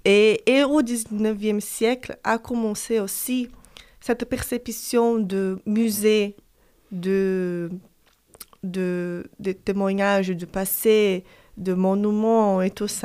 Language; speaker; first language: French; non-native, fluent; Portuguese